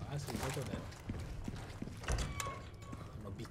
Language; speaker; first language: Japanese; non-native, fluent; Indonesian